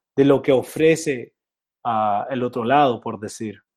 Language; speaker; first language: Spanish; early bilingual, heritage; Spanish